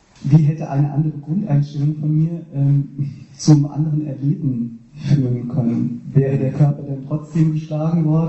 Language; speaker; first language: German; native; German